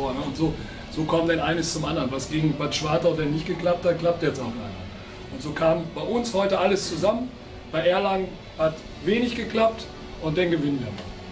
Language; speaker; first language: German; native; German